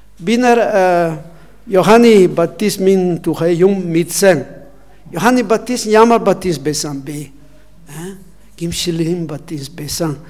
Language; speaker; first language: Mongolian; non-native, learner; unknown